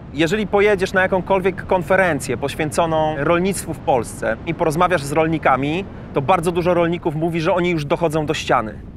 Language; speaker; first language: Polish; native; Polish